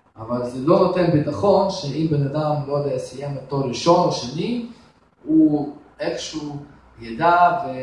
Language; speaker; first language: Hebrew; non-native, fluent; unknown